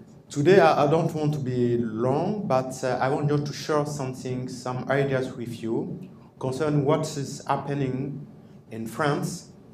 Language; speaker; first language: English; non-native, fluent; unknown